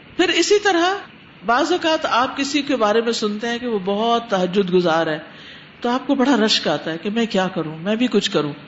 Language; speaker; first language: Urdu; native; Urdu